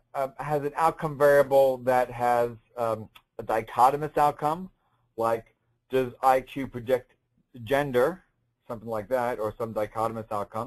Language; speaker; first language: English; native; English